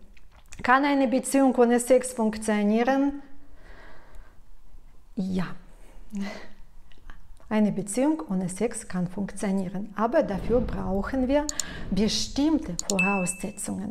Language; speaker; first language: German; non-native, fluent; Russian